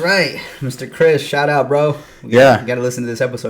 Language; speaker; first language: English; native; English